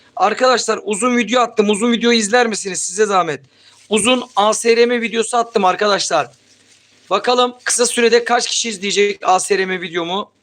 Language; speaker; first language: Turkish; native; Turkish